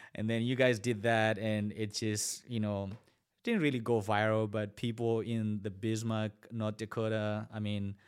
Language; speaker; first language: English; non-native, local second language; Shona